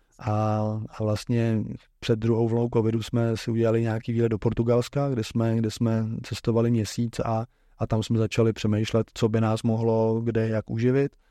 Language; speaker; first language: Czech; native; Czech